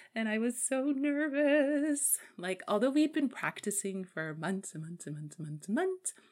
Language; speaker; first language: English; native; English